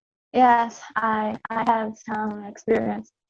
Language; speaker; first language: English; non-native, fluent; Portuguese